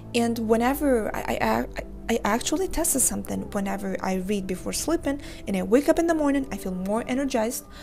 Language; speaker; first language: English; non-native, fluent; Uzbek